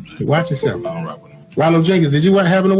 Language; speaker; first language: English; native; English